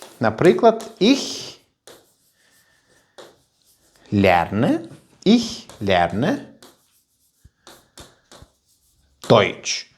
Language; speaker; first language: German; non-native, fluent; Ukrainian